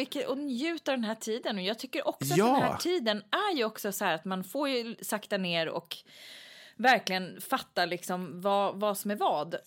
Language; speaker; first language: Swedish; native; Swedish